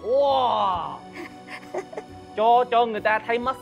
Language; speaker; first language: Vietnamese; early bilingual, heritage; English